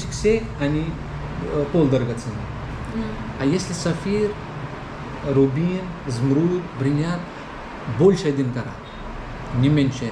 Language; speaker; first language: Russian; non-native, learner; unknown